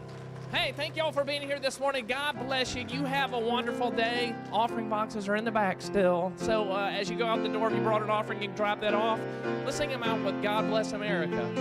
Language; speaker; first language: English; native; English